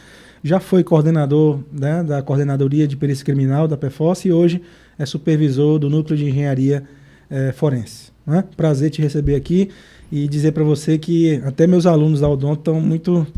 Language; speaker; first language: Portuguese; native; Portuguese